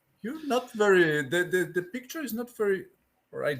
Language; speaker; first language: English; non-native, fluent; Polish